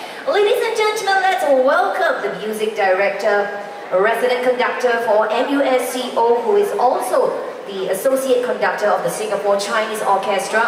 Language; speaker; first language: English; non-native, local second language; Chinese